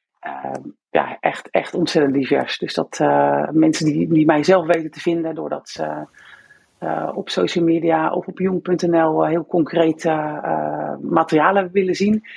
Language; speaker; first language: Dutch; native; Dutch